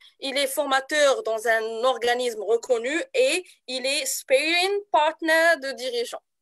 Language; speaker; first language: French; non-native, local second language; Arabic